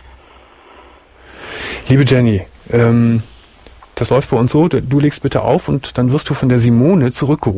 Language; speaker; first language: German; native; German